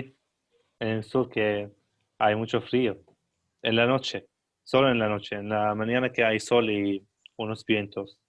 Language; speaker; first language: Spanish; non-native, learner; Arabic